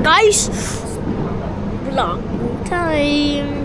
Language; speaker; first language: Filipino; native; Filipino